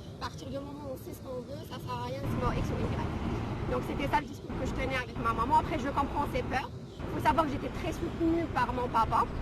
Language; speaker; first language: French; non-native, local second language; Arabic